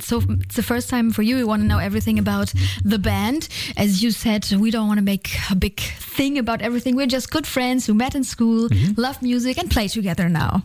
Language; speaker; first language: English; non-native, fluent; German